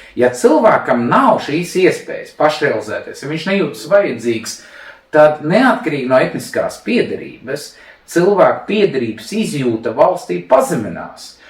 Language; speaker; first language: Latvian; non-native, local second language; Russian